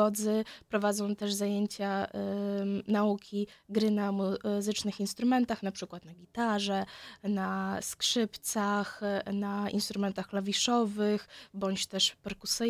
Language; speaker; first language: Polish; non-native, fluent; Ukrainian